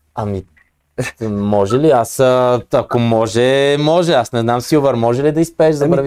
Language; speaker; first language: Bulgarian; native; Bulgarian